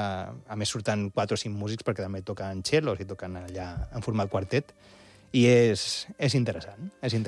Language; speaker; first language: Catalan; native; Catalan